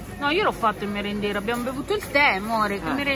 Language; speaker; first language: Italian; native; Italian